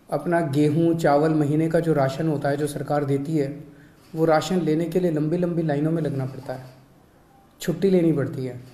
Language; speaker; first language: Hindi; native; Hindi